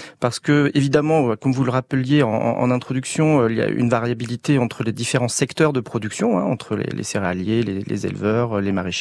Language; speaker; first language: French; native; French